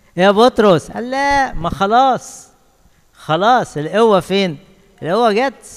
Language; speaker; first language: Egyptian Arabic; native; Egyptian Arabic